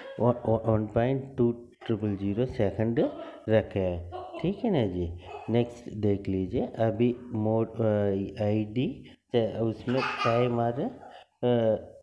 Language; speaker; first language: Hindi; non-native, local second language; Tamil